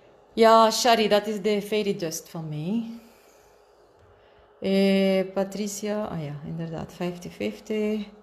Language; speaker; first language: Dutch; non-native, fluent; Spanish